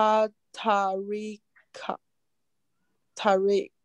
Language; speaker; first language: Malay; non-native, learner; Chinese